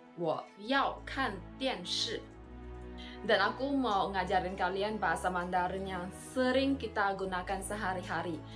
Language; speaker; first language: Indonesian; native; Indonesian